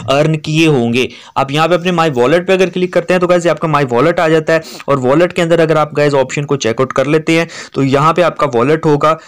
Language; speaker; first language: Urdu; non-native, local second language; Punjabi